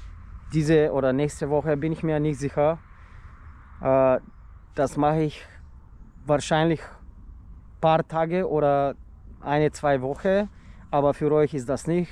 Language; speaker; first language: German; non-native, learner; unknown